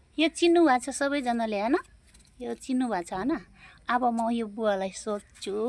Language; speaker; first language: Nepali; non-native, local second language; Gurung